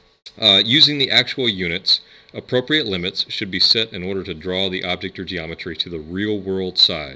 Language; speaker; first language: English; native; English